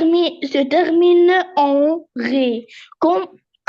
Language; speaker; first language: French; non-native, learner; Arabic